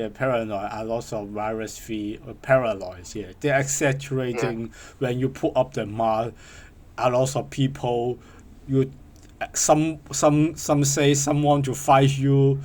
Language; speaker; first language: English; non-native, learner; Cantonese